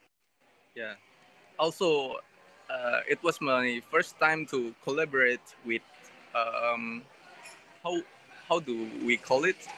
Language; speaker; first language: English; non-native, learner; Indonesian